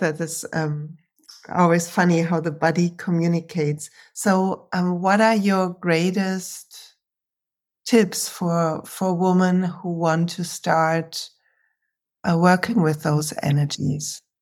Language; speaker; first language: English; non-native, fluent; German